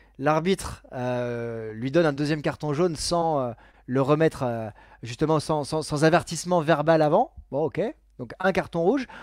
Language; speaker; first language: French; native; French